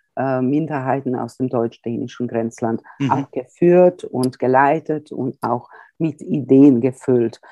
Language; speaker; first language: German; early bilingual, heritage; Croatian